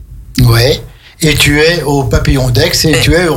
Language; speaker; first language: French; native; French